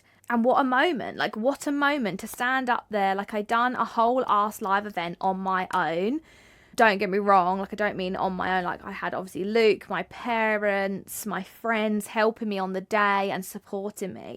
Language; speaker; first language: English; native; English